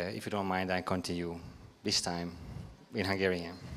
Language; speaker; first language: English; non-native, fluent; Hungarian